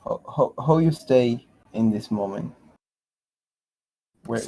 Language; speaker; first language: English; non-native, learner; Spanish